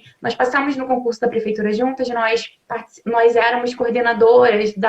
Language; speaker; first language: Portuguese; native; Portuguese